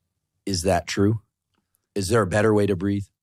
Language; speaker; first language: English; native; English